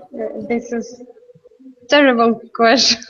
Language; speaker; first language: English; non-native, learner; Russian